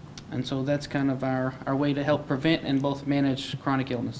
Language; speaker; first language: English; native; English